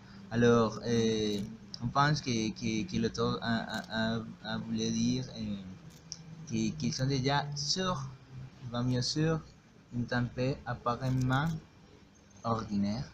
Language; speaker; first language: French; non-native, learner; Spanish